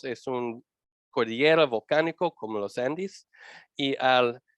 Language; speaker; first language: Spanish; non-native, learner; English